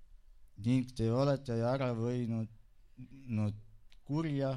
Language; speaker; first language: Estonian; non-native, local second language; Russian